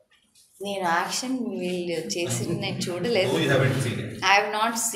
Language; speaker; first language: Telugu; non-native, learner; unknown